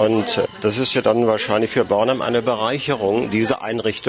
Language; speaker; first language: German; native; German